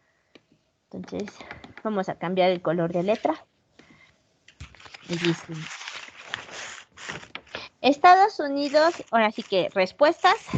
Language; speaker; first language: Spanish; native; Spanish